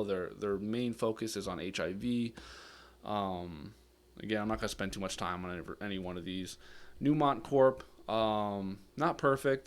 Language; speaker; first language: English; native; English